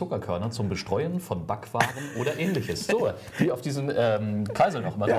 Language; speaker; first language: German; native; German